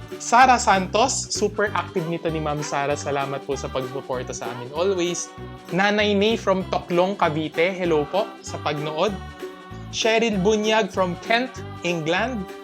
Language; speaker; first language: Filipino; native; Filipino